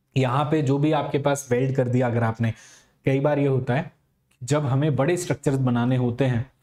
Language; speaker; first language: Hindi; native; Hindi